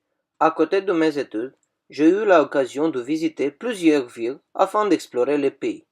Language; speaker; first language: French; non-native, fluent; Romanian